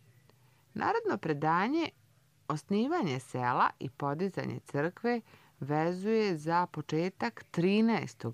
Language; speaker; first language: Croatian; native; Croatian